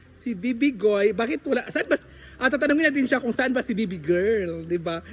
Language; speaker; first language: Filipino; native; Filipino